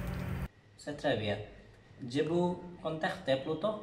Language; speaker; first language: French; non-native, learner; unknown